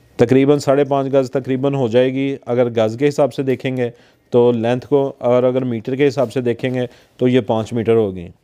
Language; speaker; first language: Urdu; non-native, local second language; Punjabi